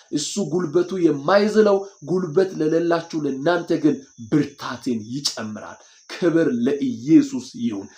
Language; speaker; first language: Amharic; non-native, local second language; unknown